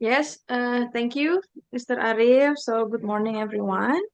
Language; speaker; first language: English; non-native, learner; Indonesian